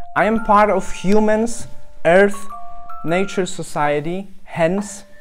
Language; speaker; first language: English; non-native, fluent; Polish